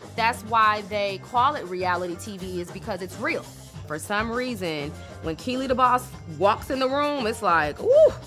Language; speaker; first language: English; native; English